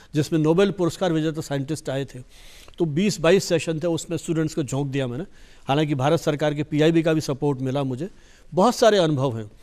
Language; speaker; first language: Hindi; native; Hindi